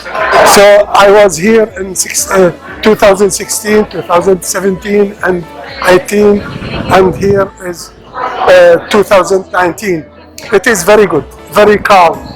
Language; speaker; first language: English; non-native, learner; Arabic